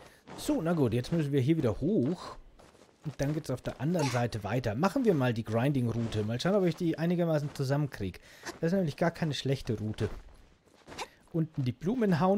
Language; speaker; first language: German; native; German